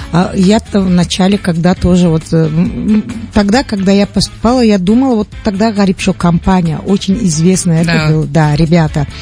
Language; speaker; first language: Russian; non-native, local second language; Tajik